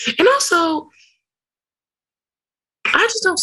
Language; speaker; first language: English; native; English